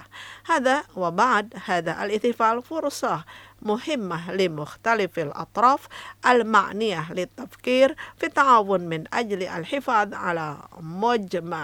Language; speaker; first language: Arabic; non-native, fluent; Indonesian